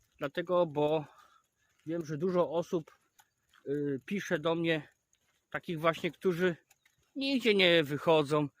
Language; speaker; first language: Polish; native; Polish